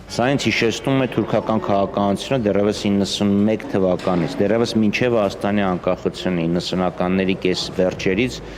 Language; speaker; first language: Armenian; native; Armenian